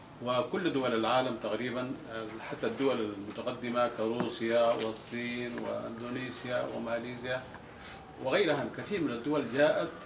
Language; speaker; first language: Arabic; native; Arabic